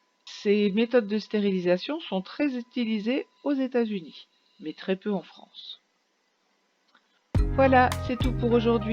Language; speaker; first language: French; native; French